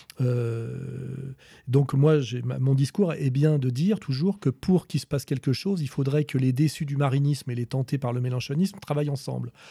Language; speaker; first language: French; native; French